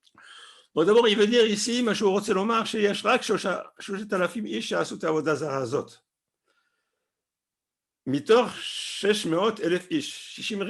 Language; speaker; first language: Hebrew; non-native, fluent; French